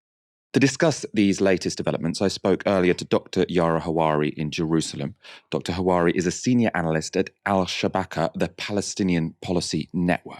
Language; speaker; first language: English; native; English